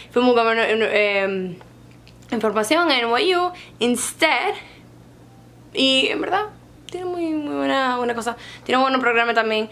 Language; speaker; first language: Spanish; native; Spanish